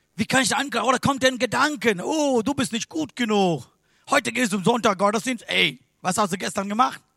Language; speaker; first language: German; non-native, learner; Sinhala